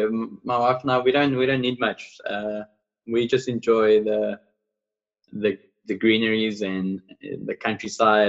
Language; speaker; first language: English; non-native, local second language; Afrikaans